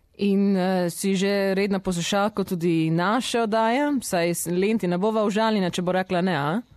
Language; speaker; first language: Slovenian; early bilingual, heritage; Slovenian